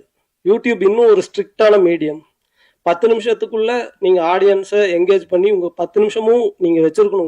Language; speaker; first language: Tamil; native; Tamil